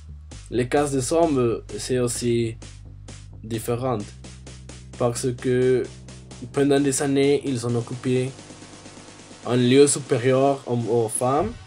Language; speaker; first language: French; non-native, learner; Spanish